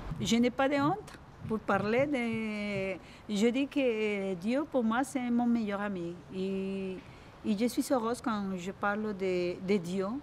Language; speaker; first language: French; non-native, fluent; Spanish